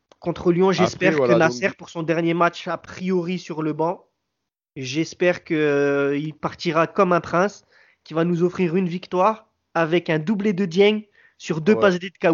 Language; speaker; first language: French; native; French